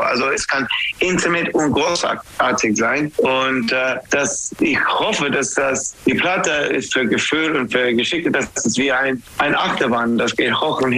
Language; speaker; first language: German; non-native, learner; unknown